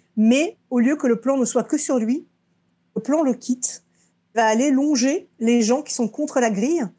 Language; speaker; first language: French; early bilingual, other home language; Russian